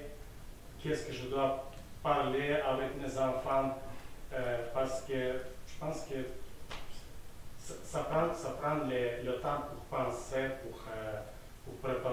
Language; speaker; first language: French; non-native, fluent; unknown